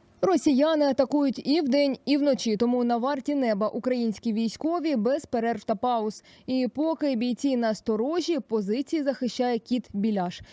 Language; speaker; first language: Ukrainian; native; Ukrainian